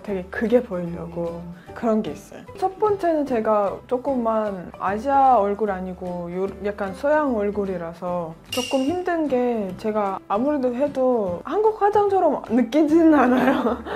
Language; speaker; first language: Korean; non-native, fluent; Russian